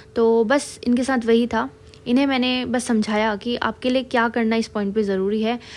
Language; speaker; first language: Hindi; native; Hindi